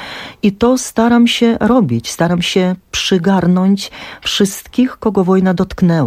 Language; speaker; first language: Polish; non-native, fluent; Russian